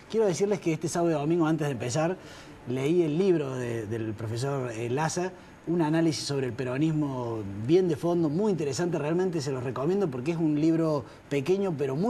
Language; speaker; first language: Spanish; native; Spanish